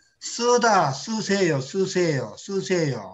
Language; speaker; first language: Korean; native; Korean